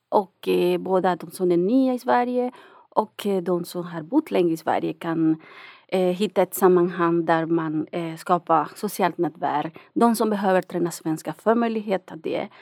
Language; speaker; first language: Swedish; non-native, fluent; Spanish